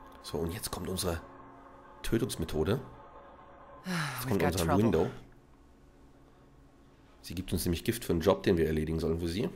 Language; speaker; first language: German; native; German